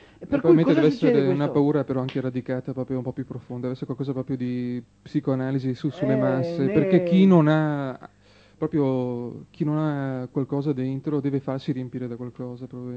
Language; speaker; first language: Italian; native; Italian